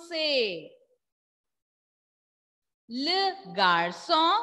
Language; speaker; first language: French; non-native, fluent; Malayalam